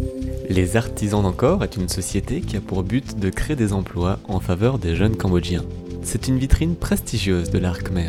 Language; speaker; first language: French; native; French